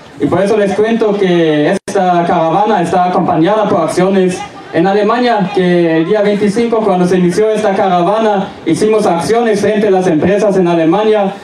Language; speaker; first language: Spanish; non-native, fluent; German